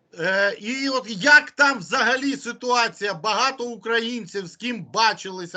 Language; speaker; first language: Ukrainian; native; Ukrainian